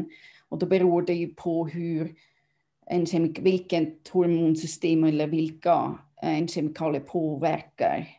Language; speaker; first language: Swedish; non-native, fluent; German